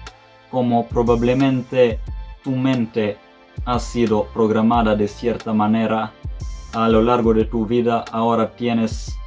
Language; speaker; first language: Spanish; non-native, fluent; Serbian